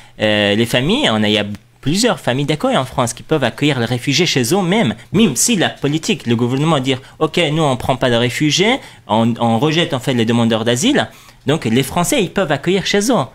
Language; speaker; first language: French; non-native, fluent; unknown